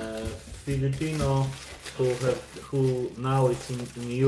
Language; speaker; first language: English; non-native, learner; Polish